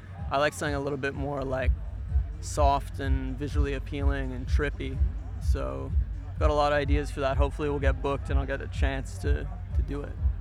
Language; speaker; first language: English; native; English